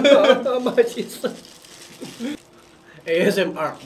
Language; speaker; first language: Korean; non-native, learner; Indonesian